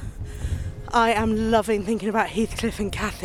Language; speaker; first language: English; native; English